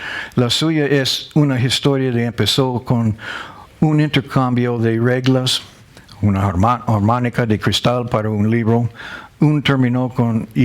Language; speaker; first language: Spanish; non-native, learner; English